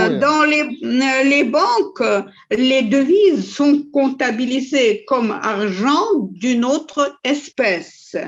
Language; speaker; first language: French; non-native, fluent; Russian